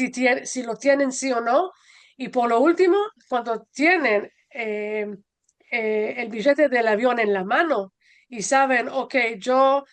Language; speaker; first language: Spanish; non-native, fluent; Hebrew